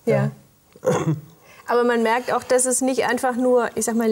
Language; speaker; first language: German; native; German